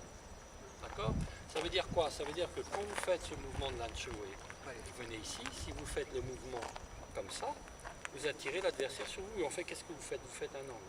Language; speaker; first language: French; native; French